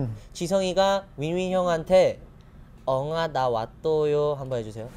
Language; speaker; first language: Korean; native; Korean